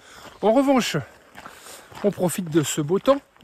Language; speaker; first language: French; native; French